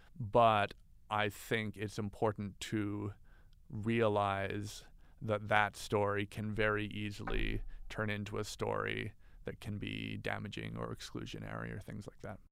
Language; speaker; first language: English; native; English